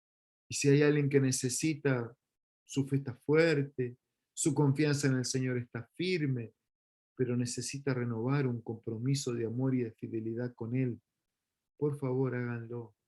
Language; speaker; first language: Spanish; native; Spanish